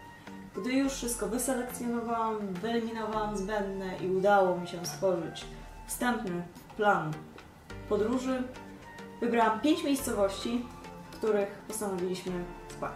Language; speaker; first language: Polish; native; Polish